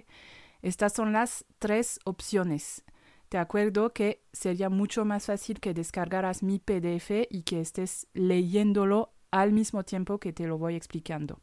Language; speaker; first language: Spanish; non-native, fluent; French